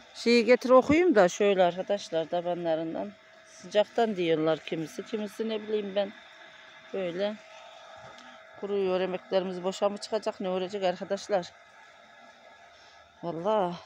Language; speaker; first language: Turkish; native; Turkish